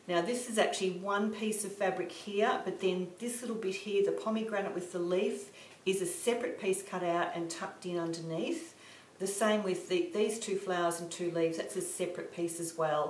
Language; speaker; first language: English; native; English